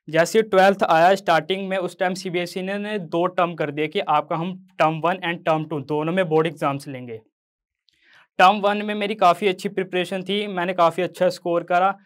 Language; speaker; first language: Hindi; native; Hindi